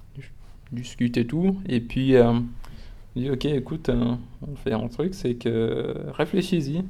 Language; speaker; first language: French; non-native, local second language; Wolof